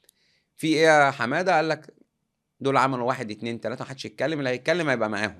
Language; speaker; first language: Arabic; native; Arabic